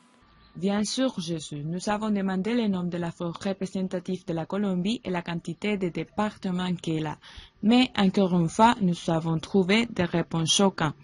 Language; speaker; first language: French; non-native, learner; Spanish